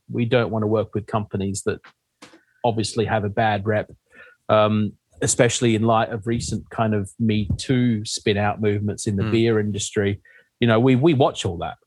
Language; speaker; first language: English; native; English